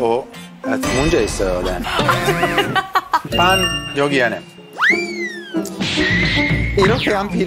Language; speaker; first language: Korean; non-native, learner; Italian